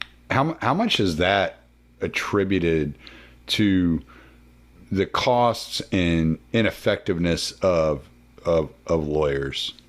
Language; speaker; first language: English; native; English